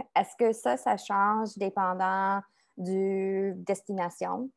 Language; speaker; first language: French; non-native, fluent; English